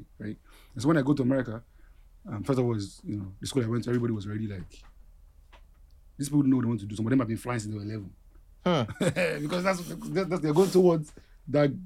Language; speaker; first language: English; non-native, local second language; Yoruba